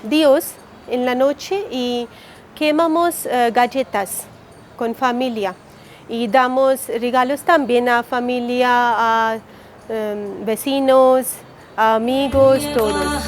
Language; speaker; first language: Spanish; non-native, learner; Hindi